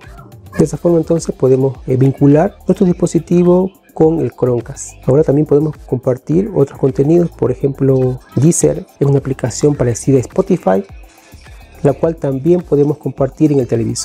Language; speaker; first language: Spanish; native; Spanish